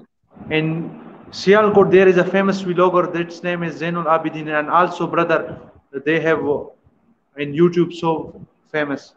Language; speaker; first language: English; non-native, learner; Pashto